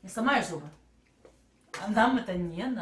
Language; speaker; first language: Russian; native; Russian